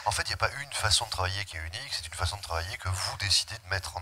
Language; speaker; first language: French; native; French